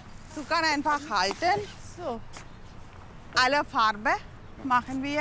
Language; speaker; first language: German; non-native, learner; Tamil